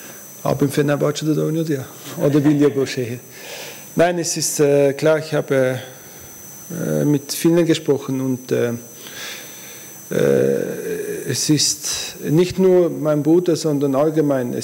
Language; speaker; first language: German; early bilingual, other home language; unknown